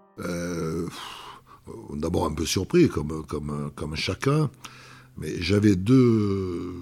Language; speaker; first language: French; native; French